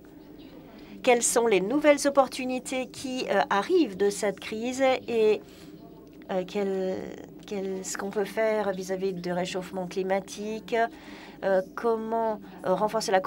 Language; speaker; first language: French; non-native, fluent; Polish